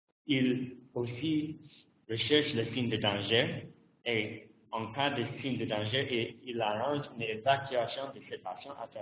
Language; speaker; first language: French; non-native, fluent; English